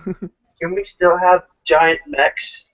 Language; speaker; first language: English; native; English